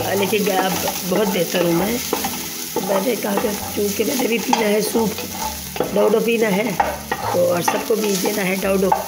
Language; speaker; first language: Urdu; non-native, local second language; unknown